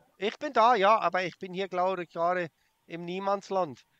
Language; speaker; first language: German; native; German